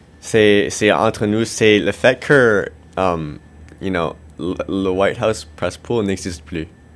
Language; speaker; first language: French; non-native, fluent; English